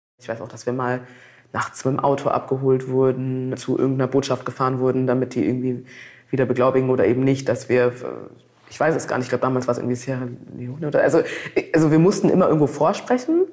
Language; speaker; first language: German; native; German